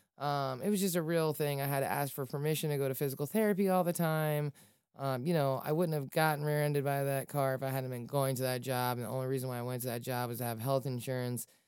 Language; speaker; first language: English; native; English